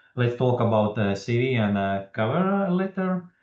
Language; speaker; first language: English; non-native, fluent; Latvian